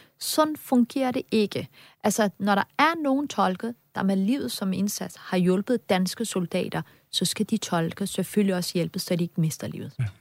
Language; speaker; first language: Danish; early bilingual, other home language; Turkish